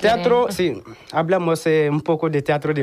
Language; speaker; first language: Spanish; non-native, learner; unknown